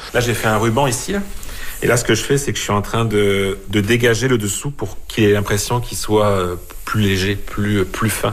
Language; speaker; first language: French; native; French